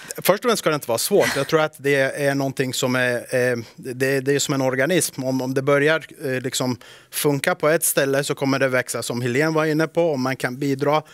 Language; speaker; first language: Swedish; early bilingual, other home language; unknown